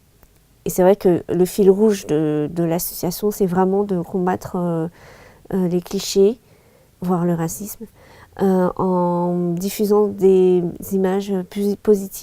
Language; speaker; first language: French; early bilingual, other home language; Chinese